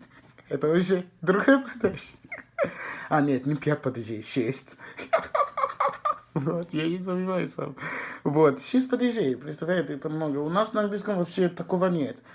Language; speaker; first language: Russian; non-native, fluent; English